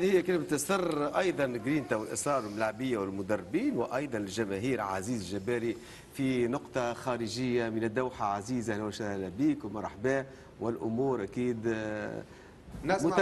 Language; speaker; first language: Arabic; native; Arabic